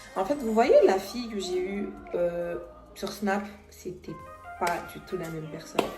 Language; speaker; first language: French; native; French